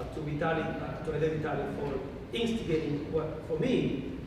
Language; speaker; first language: English; non-native, fluent; Spanish